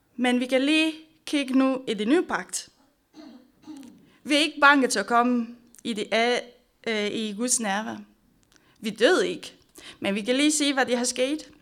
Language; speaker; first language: Danish; non-native, fluent; Romanian